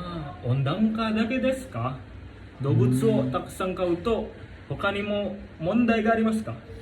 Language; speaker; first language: Japanese; non-native, learner; Indonesian